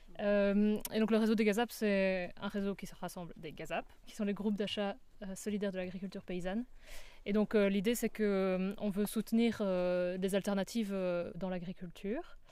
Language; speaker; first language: French; native; French